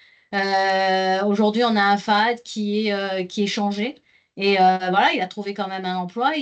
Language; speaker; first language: French; native; French